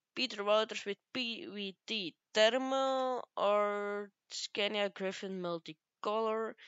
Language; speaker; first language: English; non-native, learner; Dutch